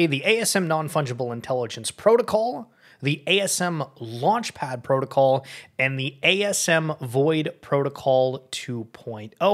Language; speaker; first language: English; native; English